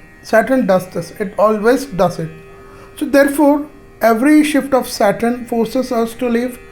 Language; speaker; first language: English; non-native, local second language; Hindi